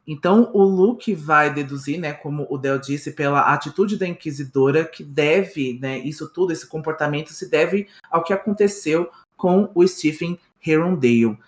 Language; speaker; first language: Portuguese; native; Portuguese